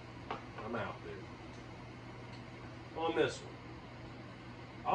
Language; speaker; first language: English; native; English